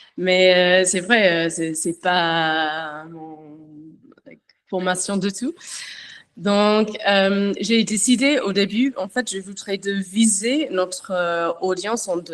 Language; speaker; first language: French; non-native, learner; English